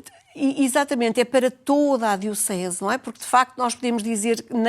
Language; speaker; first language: Portuguese; native; Portuguese